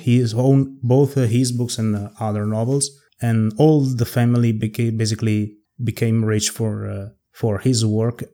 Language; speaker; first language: English; non-native, fluent; Italian